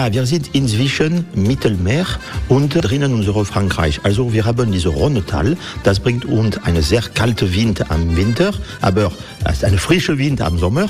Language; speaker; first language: German; non-native, learner; French